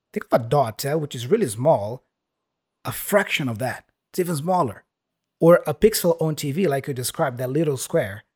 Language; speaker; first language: English; non-native, fluent; Portuguese